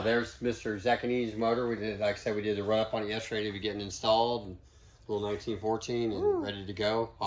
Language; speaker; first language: English; native; English